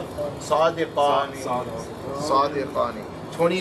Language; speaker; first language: Arabic; early bilingual, heritage; Arabic